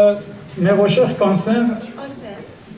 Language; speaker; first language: French; non-native, learner; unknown